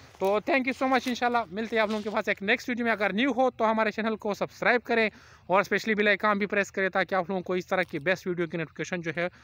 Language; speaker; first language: Urdu; non-native, local second language; Pashto